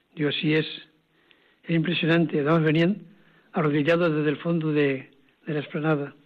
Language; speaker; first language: Spanish; native; Spanish